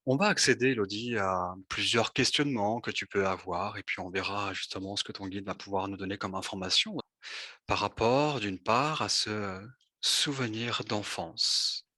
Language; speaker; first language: French; native; French